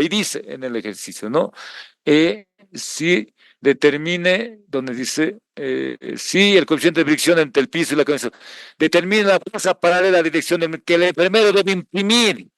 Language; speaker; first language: Spanish; native; Spanish